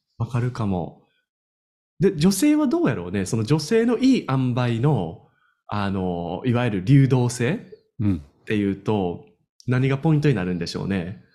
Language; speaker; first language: Japanese; native; Japanese